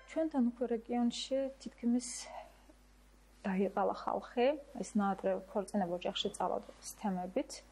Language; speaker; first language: Georgian; non-native, local second language; Azerbaijani